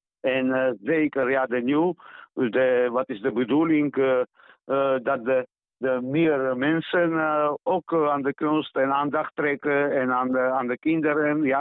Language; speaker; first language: Dutch; non-native, learner; Georgian